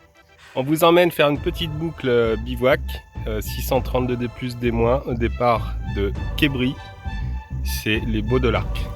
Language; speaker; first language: French; native; French